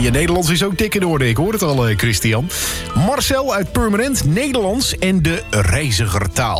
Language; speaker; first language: Dutch; native; Dutch